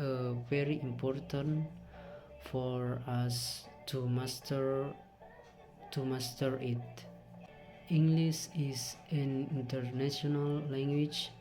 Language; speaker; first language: English; non-native, learner; Indonesian